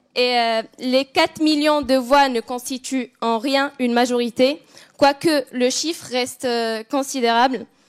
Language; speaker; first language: French; non-native, local second language; Arabic